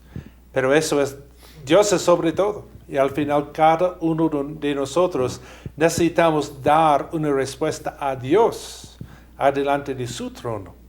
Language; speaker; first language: Spanish; non-native, fluent; English